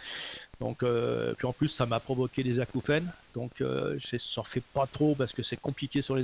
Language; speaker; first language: French; native; French